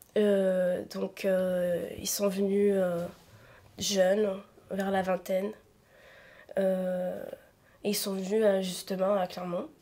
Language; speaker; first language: French; native; French